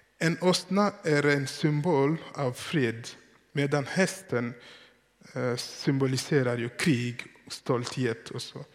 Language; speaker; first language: Swedish; non-native, fluent; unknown